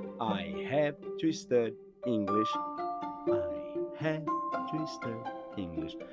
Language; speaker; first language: English; non-native, fluent; Portuguese